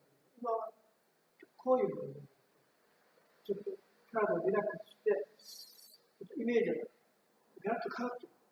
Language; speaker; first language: Japanese; native; Japanese